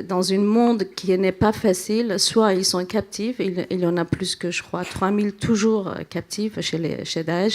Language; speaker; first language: French; non-native, fluent; Central Kurdish